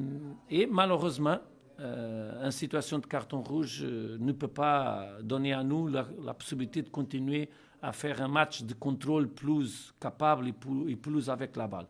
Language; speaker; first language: French; non-native, learner; Portuguese